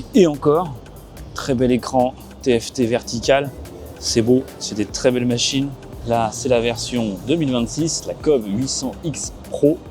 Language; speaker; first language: French; native; French